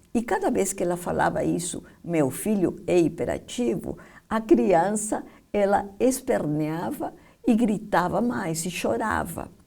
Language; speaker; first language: Portuguese; non-native, fluent; Spanish